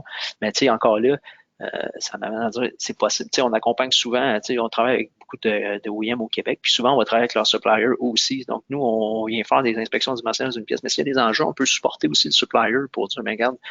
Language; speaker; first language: French; native; French